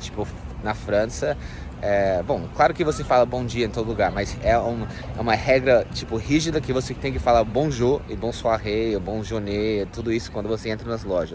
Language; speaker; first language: Portuguese; non-native, fluent; English